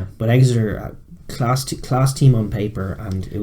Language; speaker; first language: English; native; English